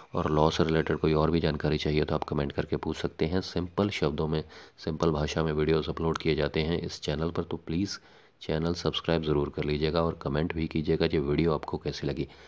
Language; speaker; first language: Hindi; non-native, local second language; Punjabi